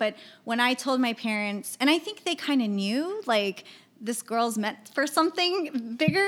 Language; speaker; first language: English; native; English